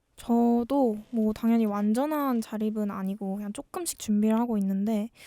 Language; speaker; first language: Korean; native; Korean